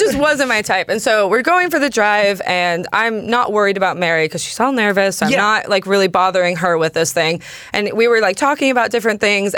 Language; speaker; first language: English; native; English